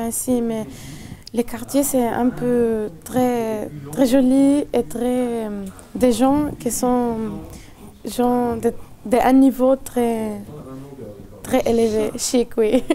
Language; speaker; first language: French; non-native, learner; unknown